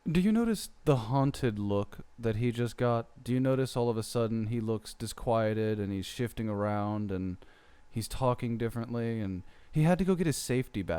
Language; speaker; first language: English; native; English